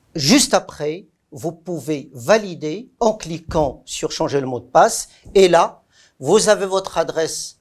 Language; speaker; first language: French; non-native, local second language; Arabic